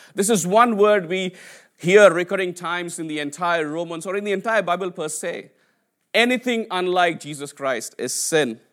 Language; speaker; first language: English; non-native, local second language; Telugu